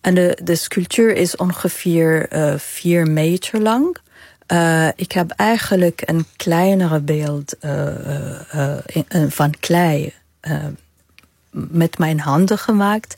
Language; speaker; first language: Dutch; non-native, fluent; Arabic